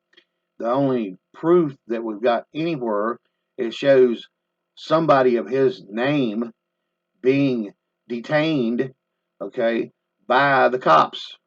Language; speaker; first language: English; native; English